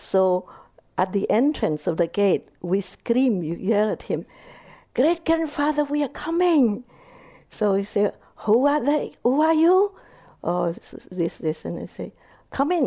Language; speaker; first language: English; non-native, fluent; Vietnamese